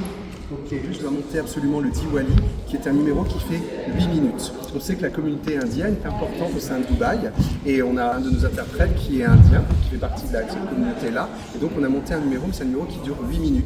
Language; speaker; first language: French; native; French